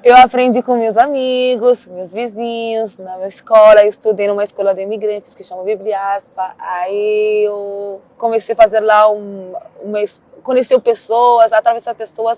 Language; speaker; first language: Portuguese; non-native, learner; Arabic